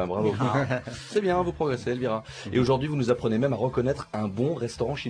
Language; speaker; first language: French; native; French